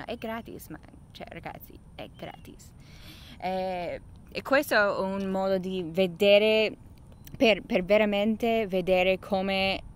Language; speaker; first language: Italian; non-native, fluent; English